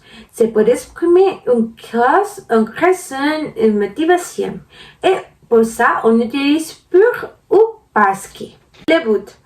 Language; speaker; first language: French; non-native, learner; Spanish